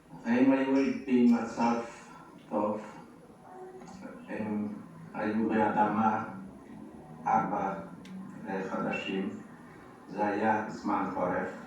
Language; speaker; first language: Hebrew; non-native, fluent; Yiddish